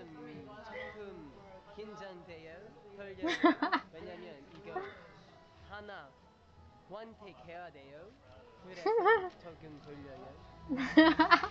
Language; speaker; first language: Korean; non-native, learner; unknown